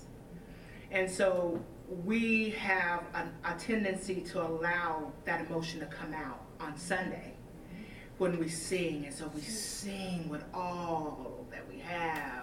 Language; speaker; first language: English; native; English